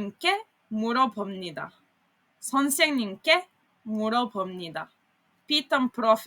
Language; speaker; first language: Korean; non-native, fluent; Serbian